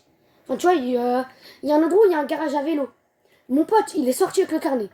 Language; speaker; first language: French; native; French